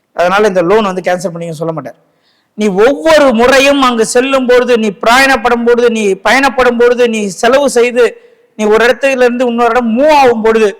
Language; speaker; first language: Tamil; native; Tamil